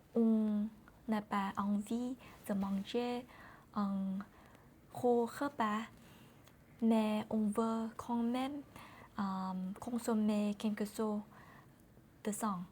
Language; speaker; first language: French; non-native, learner; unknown